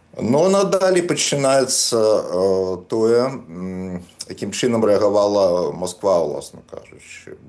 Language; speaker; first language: Belarusian; native; Belarusian